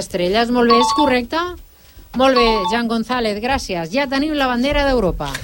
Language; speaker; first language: Catalan; native; Catalan